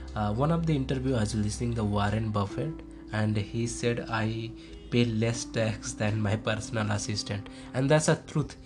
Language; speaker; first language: English; non-native, local second language; Hindi